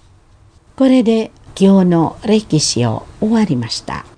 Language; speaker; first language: Japanese; non-native, fluent; Indonesian